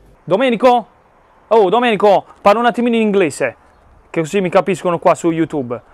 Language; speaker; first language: Italian; native; Italian